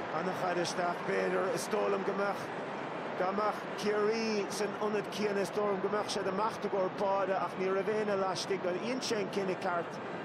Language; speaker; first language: Irish; native; Irish